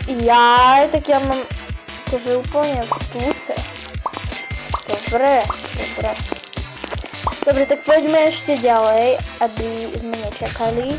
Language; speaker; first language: Slovak; non-native, learner; Ukrainian